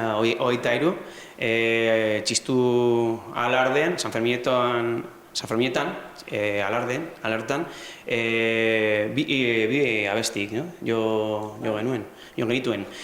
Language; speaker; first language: Basque; non-native, local second language; Spanish